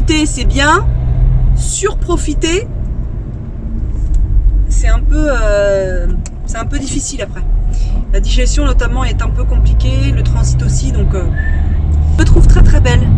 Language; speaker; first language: French; native; French